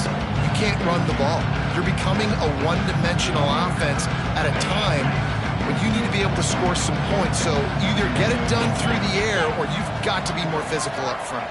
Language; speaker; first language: English; native; English